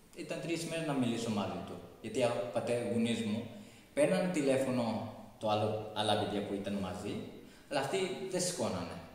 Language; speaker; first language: Greek; non-native, fluent; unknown